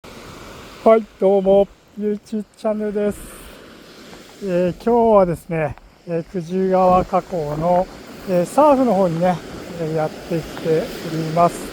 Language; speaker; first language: Japanese; native; Japanese